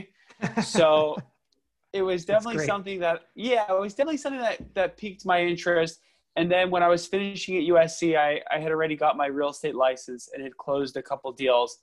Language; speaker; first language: English; native; English